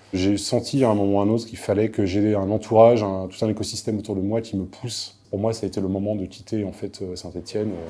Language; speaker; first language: French; native; French